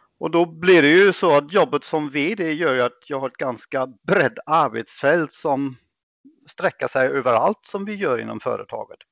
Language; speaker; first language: Swedish; non-native, fluent; German